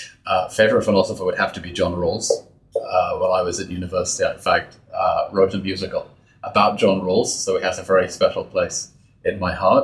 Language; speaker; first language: English; native; English